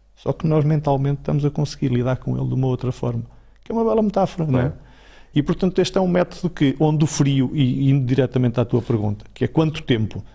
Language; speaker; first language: Portuguese; native; Portuguese